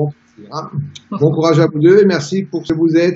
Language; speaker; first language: French; native; French